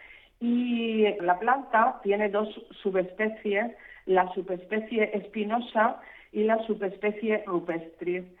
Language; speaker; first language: Spanish; native; Spanish